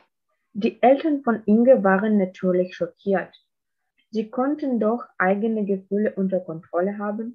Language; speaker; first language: German; non-native, fluent; Russian